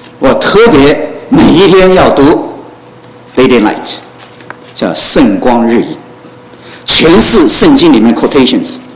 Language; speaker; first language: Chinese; non-native, local second language; Cantonese